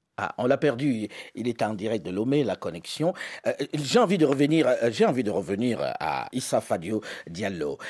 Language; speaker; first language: French; native; French